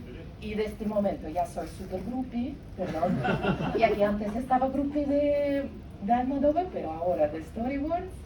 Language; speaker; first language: Spanish; non-native, learner; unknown